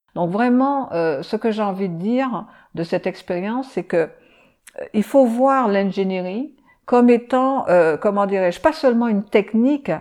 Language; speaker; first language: French; native; French